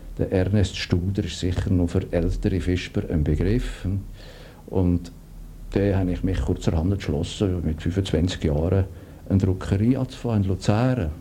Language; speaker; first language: German; native; German